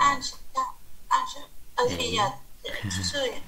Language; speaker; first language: Chinese; non-native, learner; Vietnamese